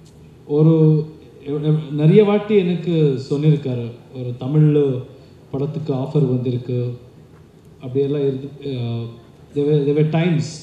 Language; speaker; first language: Tamil; non-native, learner; Kannada